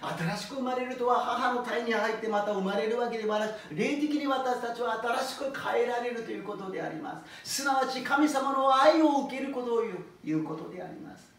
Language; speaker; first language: Japanese; non-native, fluent; Korean